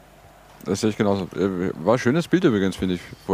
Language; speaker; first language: German; native; German